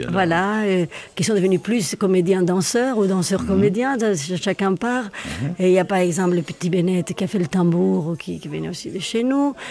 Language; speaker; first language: French; non-native, fluent; Spanish